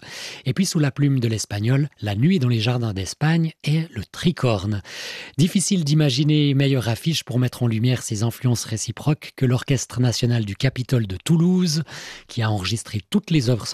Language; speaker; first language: French; native; French